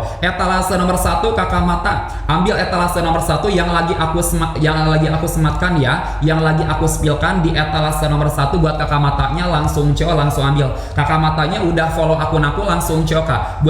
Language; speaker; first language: Indonesian; native; Indonesian